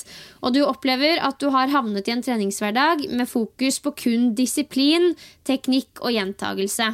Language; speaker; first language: Norwegian; native; Norwegian